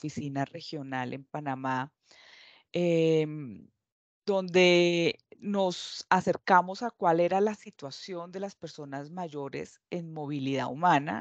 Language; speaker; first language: Spanish; native; Spanish